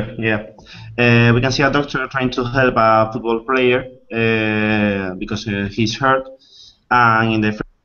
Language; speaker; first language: English; non-native, learner; Spanish